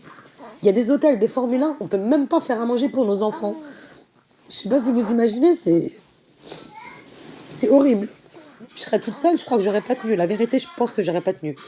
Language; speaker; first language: French; native; French